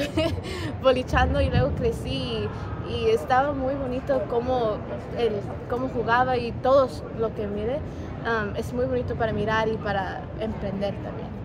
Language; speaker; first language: Spanish; early bilingual, heritage; Spanish